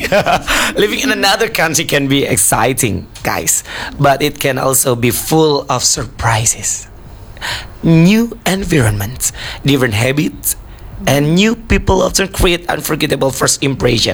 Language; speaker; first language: English; non-native, learner; Indonesian